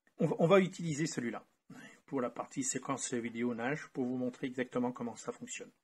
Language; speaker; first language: French; native; French